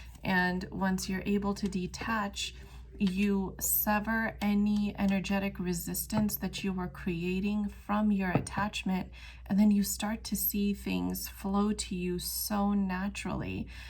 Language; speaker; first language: English; native; English